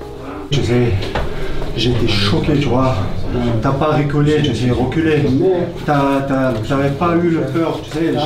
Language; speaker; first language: French; non-native, learner; Chechen